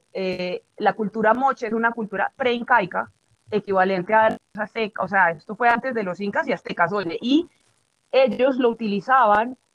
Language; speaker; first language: Spanish; native; Spanish